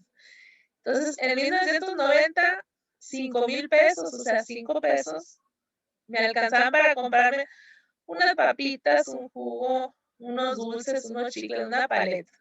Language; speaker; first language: Spanish; native; Spanish